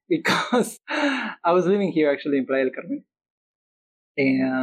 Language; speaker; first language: English; non-native, fluent; Spanish